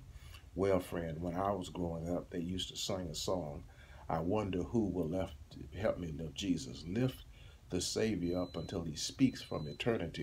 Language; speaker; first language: English; native; English